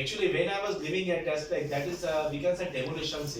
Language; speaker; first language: English; non-native, local second language; Marathi